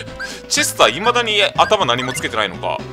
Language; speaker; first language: Japanese; native; Japanese